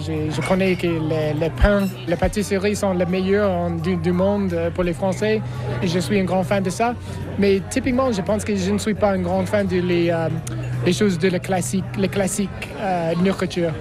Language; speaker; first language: French; non-native, learner; English